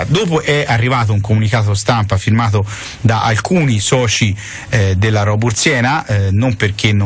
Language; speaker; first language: Italian; native; Italian